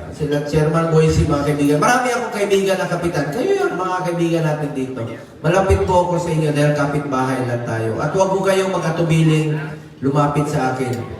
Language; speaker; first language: Filipino; non-native, local second language; Cebuano